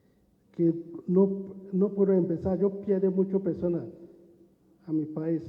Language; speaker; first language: Spanish; non-native, learner; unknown